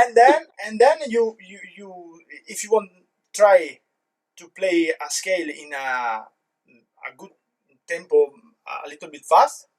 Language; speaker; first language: English; non-native, learner; Italian